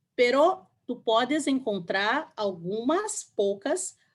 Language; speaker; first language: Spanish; non-native, learner; Portuguese